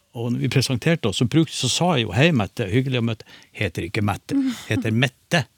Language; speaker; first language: Norwegian; native; Norwegian